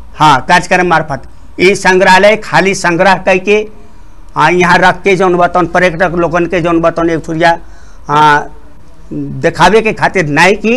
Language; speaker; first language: Bhojpuri; non-native, local second language; Rana Tharu